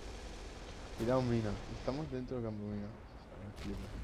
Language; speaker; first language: Spanish; native; Spanish